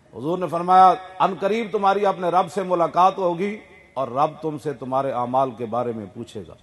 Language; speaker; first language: Urdu; non-native, local second language; Punjabi